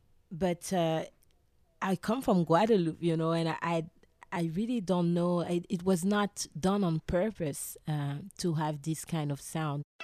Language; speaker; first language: English; non-native, fluent; French